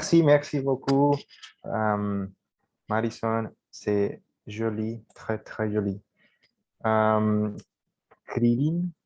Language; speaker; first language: French; non-native, learner; English